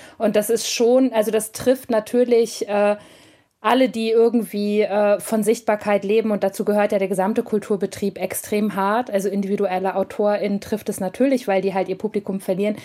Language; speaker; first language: German; native; German